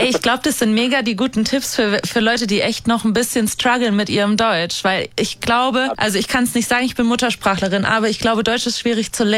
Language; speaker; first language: German; native; German